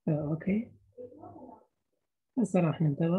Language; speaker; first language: Arabic; native; Arabic